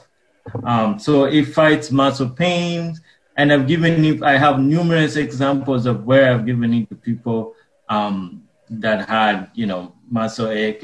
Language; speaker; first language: English; non-native, local second language; Ganda